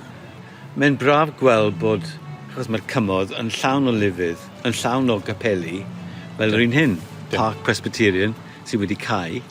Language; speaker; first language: Welsh; native; Welsh